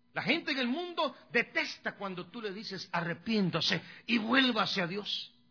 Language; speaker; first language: Spanish; native; Spanish